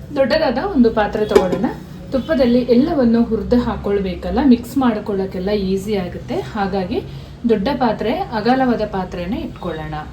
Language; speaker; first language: Kannada; non-native, local second language; Kodava